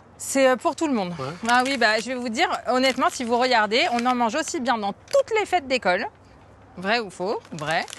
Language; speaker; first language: French; native; French